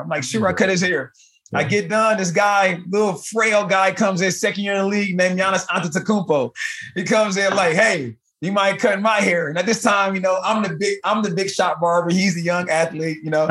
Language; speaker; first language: English; native; English